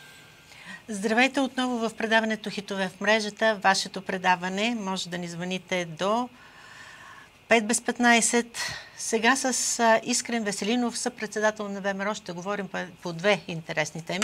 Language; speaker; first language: Bulgarian; native; Bulgarian